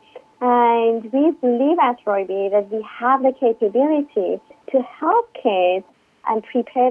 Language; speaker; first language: English; non-native, fluent; Persian